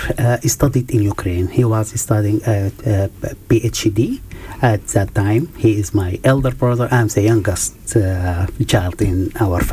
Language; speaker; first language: English; non-native, fluent; Arabic